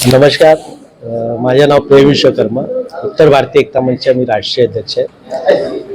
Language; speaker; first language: Marathi; non-native, local second language; Hindi